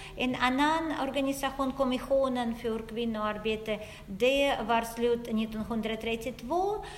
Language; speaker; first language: Swedish; non-native, fluent; Russian